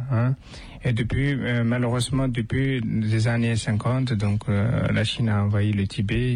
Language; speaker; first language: French; non-native, fluent; Tibetan